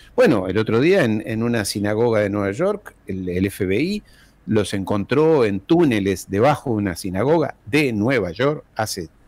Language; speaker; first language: Spanish; early bilingual, heritage; Spanish